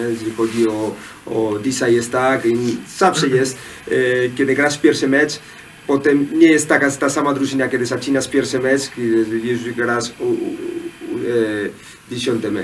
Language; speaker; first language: Polish; non-native, learner; Spanish